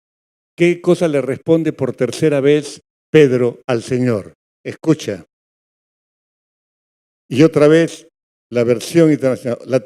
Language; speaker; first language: Spanish; native; Spanish